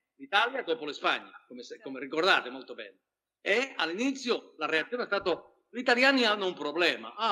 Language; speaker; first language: Italian; non-native, fluent; Spanish